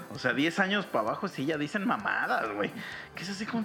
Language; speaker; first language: Spanish; native; Spanish